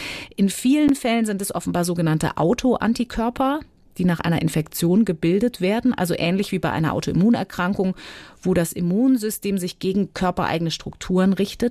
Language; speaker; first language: German; native; German